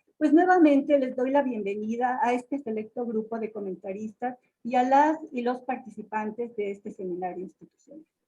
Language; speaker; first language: Spanish; native; Spanish